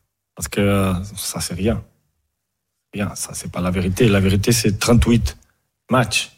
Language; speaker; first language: French; non-native, fluent; Portuguese